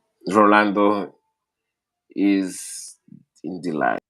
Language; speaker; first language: English; non-native, learner; Spanish